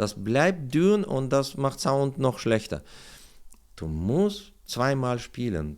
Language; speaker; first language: German; non-native, learner; Russian